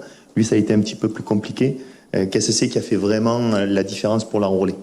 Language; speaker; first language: French; native; French